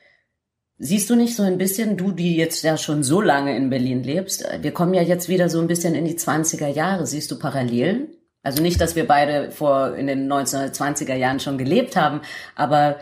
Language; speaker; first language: German; native; German